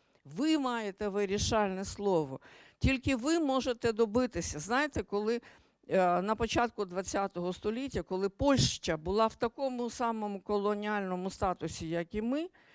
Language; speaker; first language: Ukrainian; native; Ukrainian